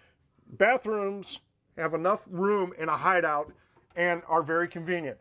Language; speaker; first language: English; native; English